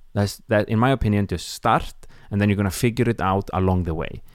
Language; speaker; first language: English; non-native, fluent; Icelandic